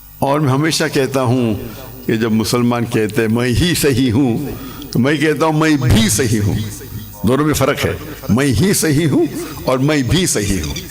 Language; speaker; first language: Urdu; non-native, local second language; English